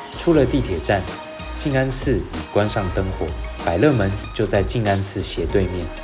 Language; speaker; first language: Chinese; native; Chinese